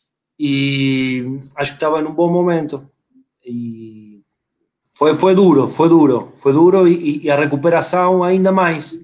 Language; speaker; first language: Portuguese; non-native, fluent; Spanish